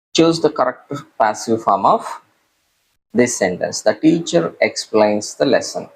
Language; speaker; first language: English; non-native, local second language; Telugu